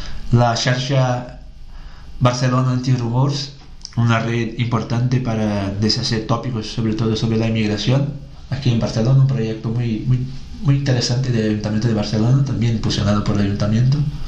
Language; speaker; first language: Spanish; non-native, fluent; Portuguese